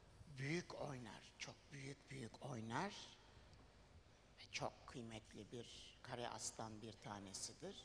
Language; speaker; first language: Turkish; native; Turkish